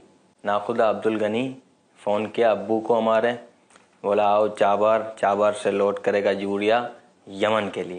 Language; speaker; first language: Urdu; non-native, learner; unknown